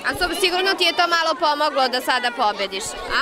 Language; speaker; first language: Serbian; native; Serbian